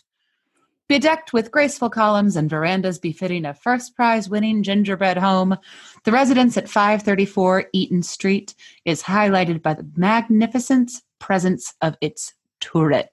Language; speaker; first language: English; native; English